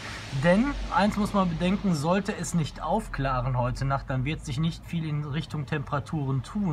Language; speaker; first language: German; native; German